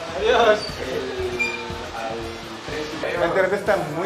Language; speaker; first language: Spanish; non-native, learner; Korean